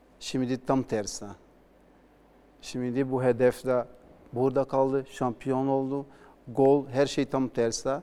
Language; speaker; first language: Turkish; non-native, learner; Portuguese